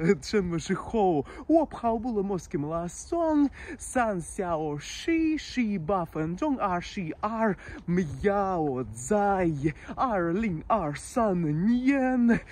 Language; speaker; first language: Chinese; non-native, learner; Russian